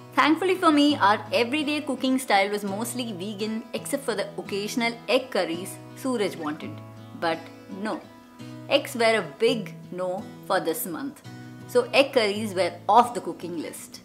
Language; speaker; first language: English; non-native, local second language; Malayalam